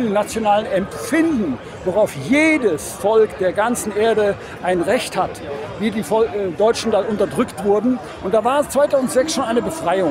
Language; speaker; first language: German; native; German